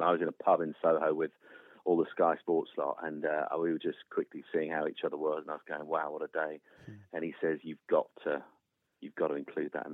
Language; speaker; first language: English; native; English